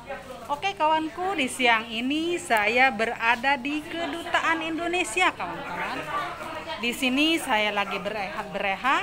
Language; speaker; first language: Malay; non-native, local second language; Sundanese